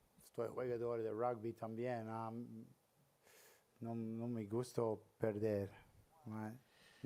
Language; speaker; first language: Spanish; non-native, learner; English